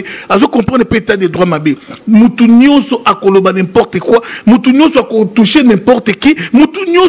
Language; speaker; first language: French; non-native, local second language; Lingala